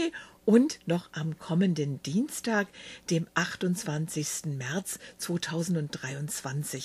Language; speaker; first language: German; native; German